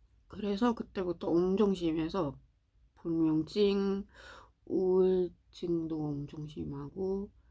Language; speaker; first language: Korean; non-native, learner; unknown